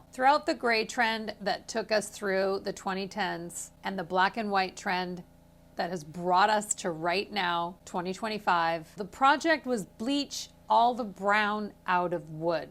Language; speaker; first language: English; native; English